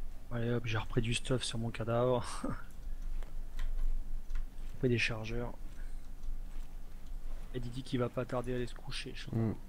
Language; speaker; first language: French; native; French